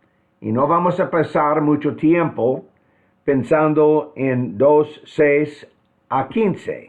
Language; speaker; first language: Spanish; non-native, fluent; English